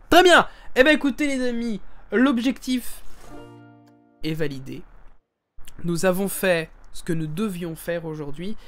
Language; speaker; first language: French; native; French